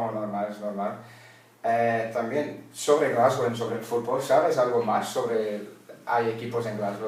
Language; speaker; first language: Spanish; non-native, learner; English